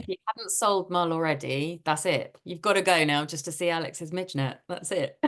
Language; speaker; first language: English; native; English